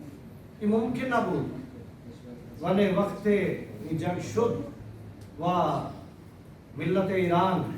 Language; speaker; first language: Persian; non-native, fluent; Urdu